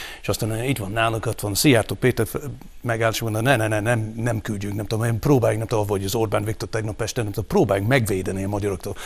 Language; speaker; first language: Hungarian; non-native, fluent; English